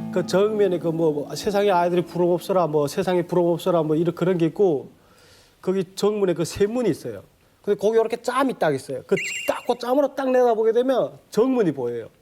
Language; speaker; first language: Korean; native; Korean